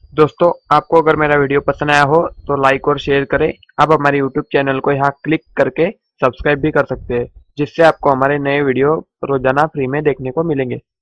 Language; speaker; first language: Hindi; native; Hindi